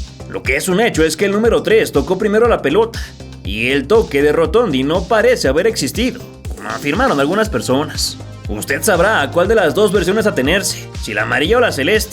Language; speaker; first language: Spanish; native; Spanish